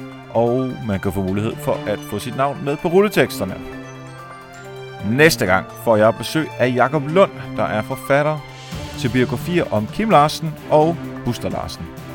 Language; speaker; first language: Danish; native; Danish